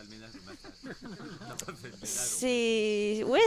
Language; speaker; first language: French; native; French